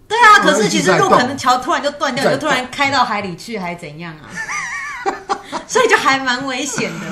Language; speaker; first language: Chinese; native; Chinese